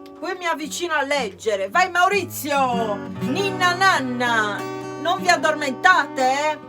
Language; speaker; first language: Italian; native; Italian